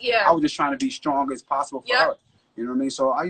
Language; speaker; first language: English; native; English